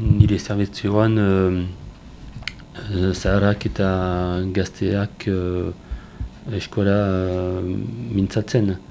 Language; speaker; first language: Basque; non-native, learner; French